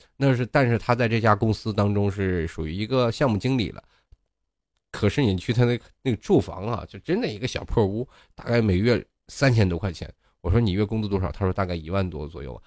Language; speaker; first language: Chinese; native; Chinese